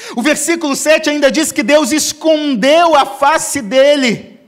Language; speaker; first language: Portuguese; native; Portuguese